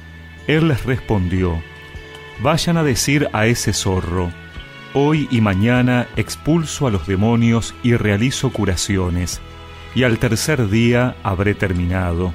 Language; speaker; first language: Spanish; native; Spanish